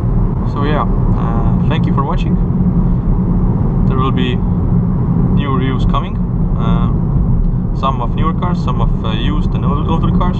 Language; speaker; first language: English; non-native, fluent; Estonian